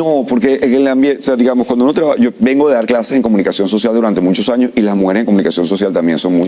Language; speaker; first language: Spanish; native; Spanish